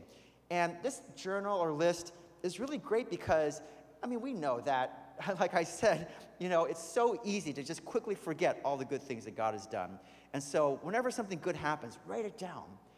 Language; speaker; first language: English; native; English